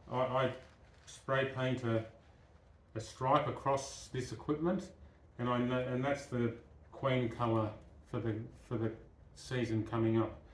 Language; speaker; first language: English; native; English